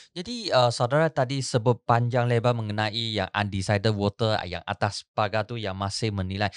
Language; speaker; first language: Malay; non-native, local second language; Chinese